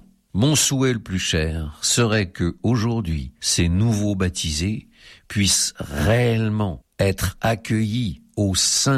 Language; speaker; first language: French; native; French